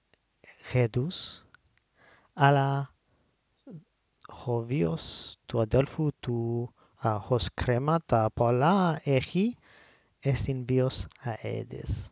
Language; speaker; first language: Greek; non-native, learner; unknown